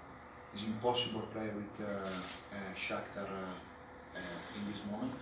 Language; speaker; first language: English; non-native, learner; Italian